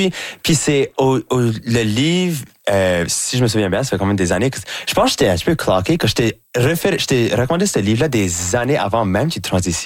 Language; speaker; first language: French; native; French